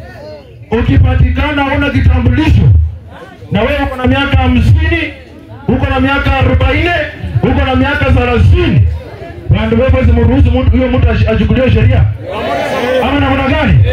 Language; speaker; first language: Swahili; non-native, local second language; Luyia